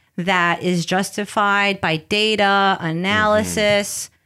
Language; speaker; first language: English; early bilingual, other home language; Spanish